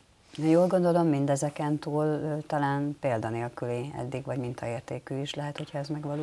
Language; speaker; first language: Hungarian; native; Hungarian